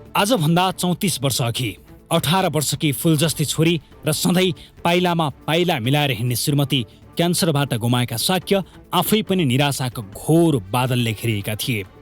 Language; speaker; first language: Nepali; native; Nepali